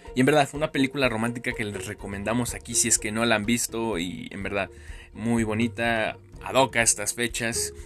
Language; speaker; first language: Spanish; native; Spanish